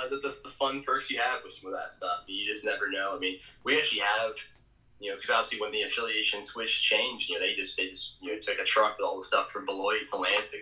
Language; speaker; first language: English; native; English